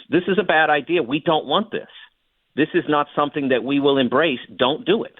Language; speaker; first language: English; native; English